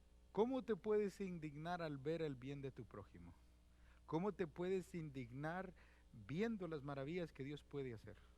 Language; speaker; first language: Spanish; native; Spanish